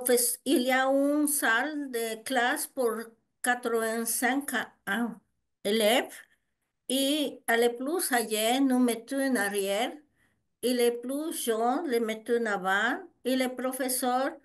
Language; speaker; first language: French; non-native, learner; Spanish